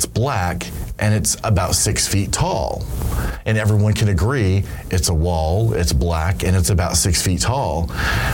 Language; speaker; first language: English; native; English